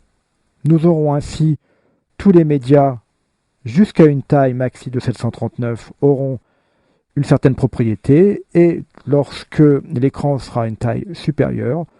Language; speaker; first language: French; native; French